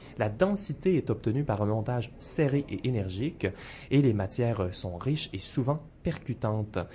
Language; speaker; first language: French; native; French